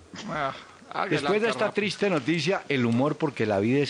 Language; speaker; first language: Spanish; native; Spanish